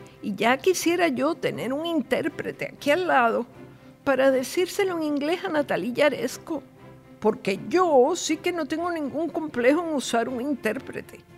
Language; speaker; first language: Spanish; native; Spanish